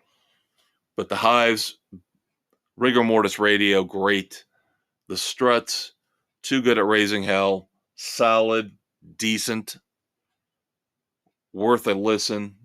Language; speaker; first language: English; native; English